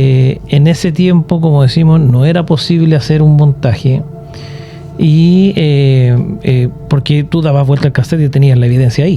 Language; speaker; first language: Spanish; native; Spanish